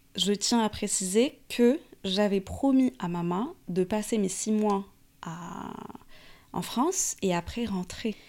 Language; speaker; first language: French; non-native, local second language; Arabic